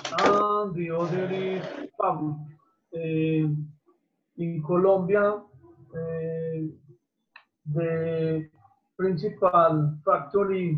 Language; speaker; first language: English; non-native, learner; Spanish